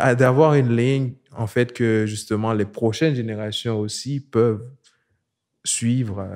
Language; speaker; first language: French; non-native, local second language; Haitian Creole